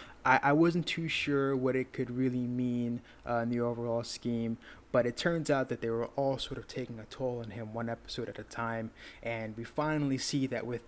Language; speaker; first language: English; native; English